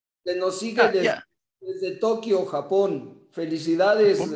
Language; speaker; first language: Spanish; native; Spanish